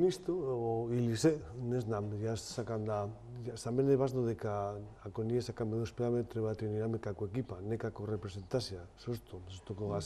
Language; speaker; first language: Macedonian; non-native, learner; Spanish